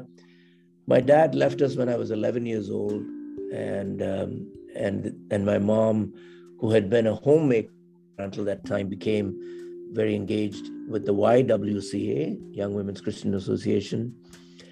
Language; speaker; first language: English; non-native, local second language; Tamil